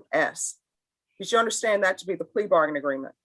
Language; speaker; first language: English; native; English